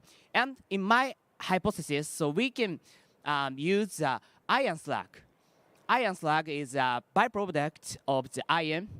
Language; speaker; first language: English; non-native, learner; Japanese